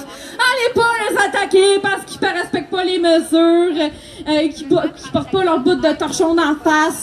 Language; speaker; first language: French; native; French